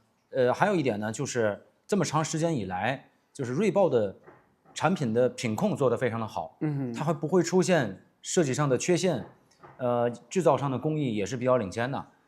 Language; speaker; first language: Chinese; native; Chinese